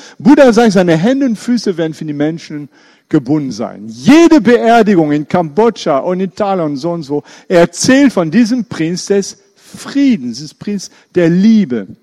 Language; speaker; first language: German; non-native, fluent; French